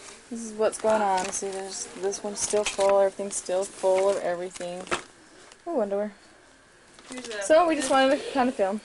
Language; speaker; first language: English; native; English